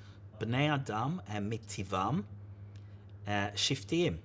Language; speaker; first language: Hebrew; non-native, fluent; English